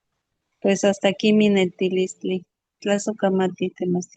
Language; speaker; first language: Spanish; native; Spanish